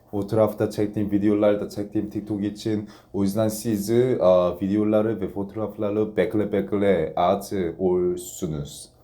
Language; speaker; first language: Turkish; non-native, learner; Korean